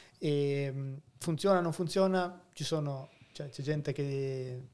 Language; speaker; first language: Italian; native; Italian